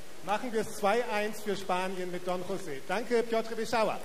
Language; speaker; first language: German; native; German